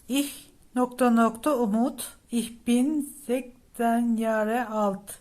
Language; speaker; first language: German; non-native, learner; Turkish